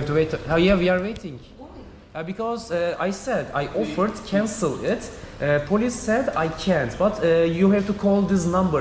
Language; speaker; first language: English; non-native, learner; Turkish